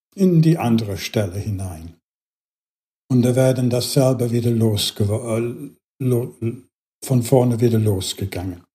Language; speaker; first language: German; non-native, fluent; English